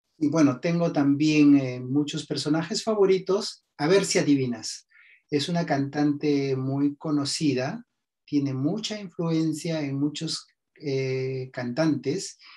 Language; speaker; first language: Spanish; native; Spanish